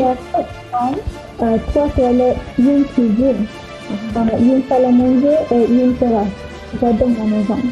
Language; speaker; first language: French; non-native, learner; Malay